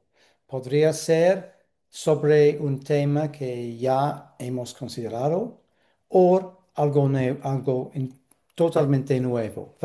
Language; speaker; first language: Spanish; non-native, fluent; English